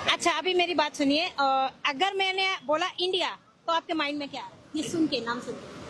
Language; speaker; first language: Hindi; non-native, fluent; Bangla